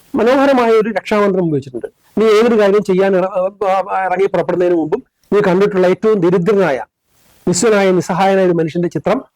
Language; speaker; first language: Malayalam; native; Malayalam